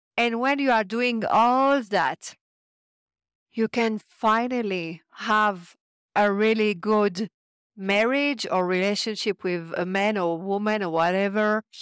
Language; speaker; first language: English; non-native, fluent; French